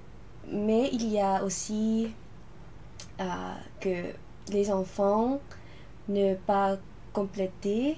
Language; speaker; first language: French; non-native, learner; Lao